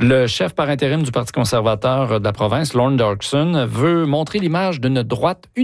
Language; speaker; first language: French; native; French